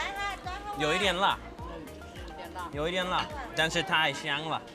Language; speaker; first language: Chinese; non-native, learner; English